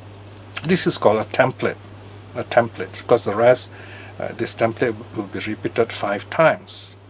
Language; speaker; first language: English; native; English